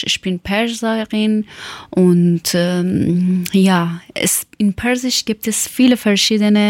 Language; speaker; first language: German; non-native, learner; Persian